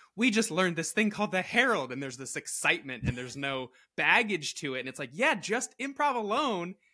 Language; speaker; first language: English; native; English